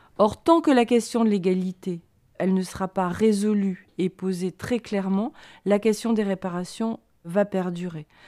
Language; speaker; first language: French; native; French